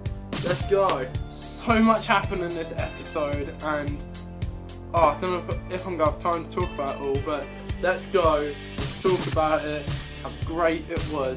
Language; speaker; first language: English; native; English